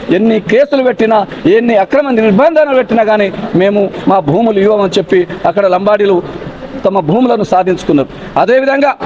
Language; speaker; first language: Telugu; non-native, local second language; Lambadi